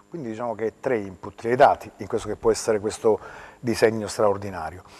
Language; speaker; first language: Italian; native; Italian